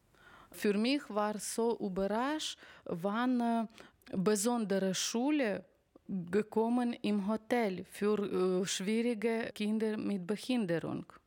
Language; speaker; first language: German; non-native, learner; Ukrainian